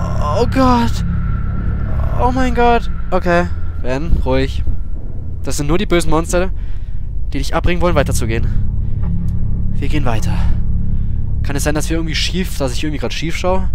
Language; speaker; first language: German; native; German